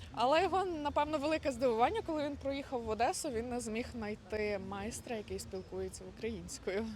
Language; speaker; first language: Ukrainian; non-native, local second language; Russian